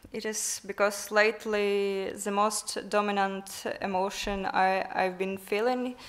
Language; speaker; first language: English; non-native, learner; Ukrainian